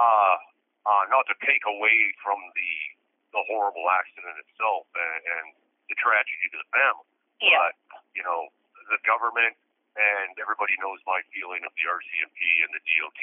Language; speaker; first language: English; native; English